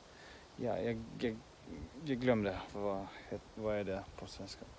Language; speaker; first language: Swedish; non-native, learner; Finnish